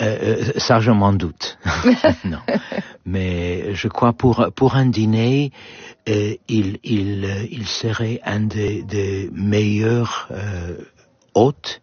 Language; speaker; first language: French; non-native, learner; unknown